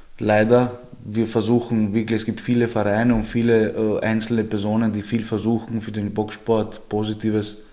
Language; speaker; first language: German; early bilingual, other home language; Georgian